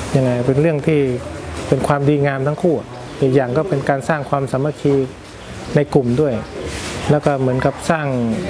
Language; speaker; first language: Thai; native; Thai